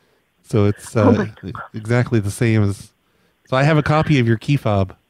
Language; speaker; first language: English; native; English